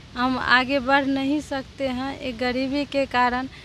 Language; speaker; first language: Hindi; native; Hindi